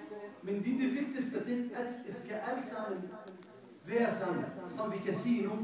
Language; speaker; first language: Danish; non-native, fluent; Arabic